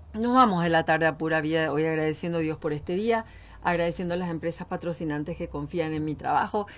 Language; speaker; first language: Spanish; native; Spanish